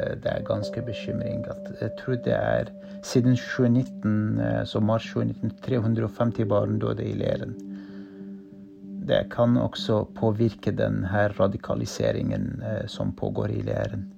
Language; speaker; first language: Norwegian; non-native, fluent; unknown